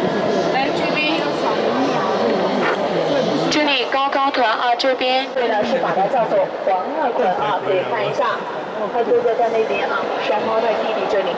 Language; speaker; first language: Chinese; native; Chinese